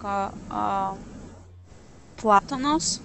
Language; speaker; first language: Spanish; non-native, learner; Russian